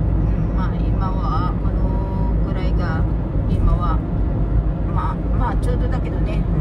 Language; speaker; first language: Japanese; non-native, fluent; Filipino